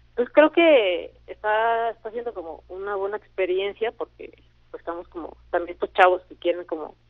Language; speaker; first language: Spanish; native; Spanish